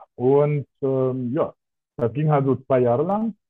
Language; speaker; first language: German; non-native, fluent; Russian